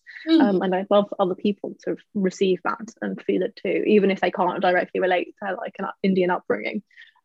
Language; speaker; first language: English; native; English